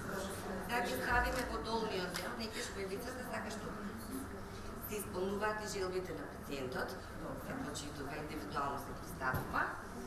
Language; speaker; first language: Macedonian; native; Macedonian